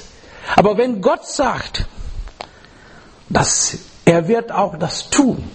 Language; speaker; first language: German; non-native, learner; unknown